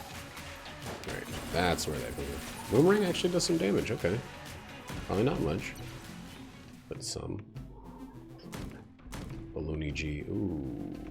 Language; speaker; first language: English; native; English